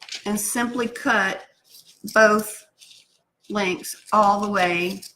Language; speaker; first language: English; native; English